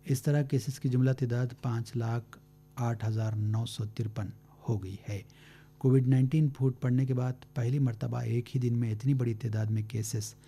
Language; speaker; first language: Hindi; native; Hindi